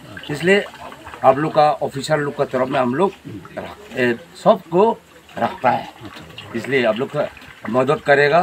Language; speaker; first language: Hindi; non-native, local second language; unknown